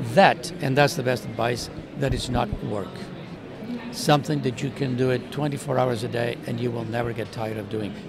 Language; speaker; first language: English; non-native, fluent; Spanish